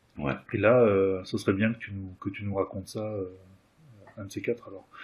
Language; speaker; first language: French; native; French